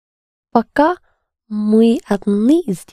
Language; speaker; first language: Russian; non-native, learner; English